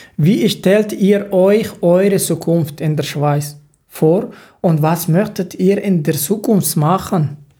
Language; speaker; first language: German; non-native, learner; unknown